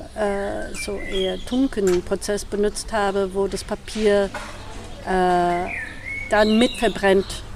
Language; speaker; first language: German; non-native, fluent; English